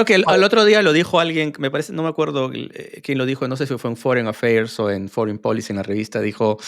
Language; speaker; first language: Spanish; native; Spanish